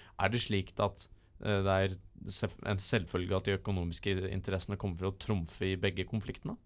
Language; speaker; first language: Norwegian; native; Norwegian